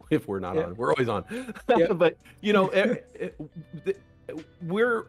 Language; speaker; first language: English; native; English